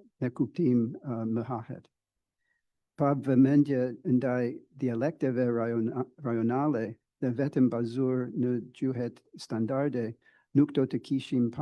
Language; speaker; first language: Albanian; non-native, fluent; English